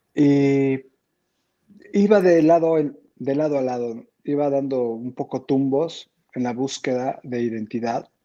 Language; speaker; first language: Spanish; native; Spanish